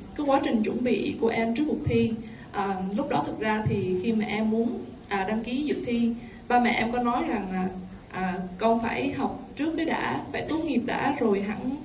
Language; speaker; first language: Vietnamese; native; Vietnamese